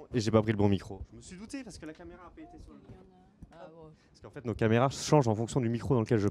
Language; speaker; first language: French; native; French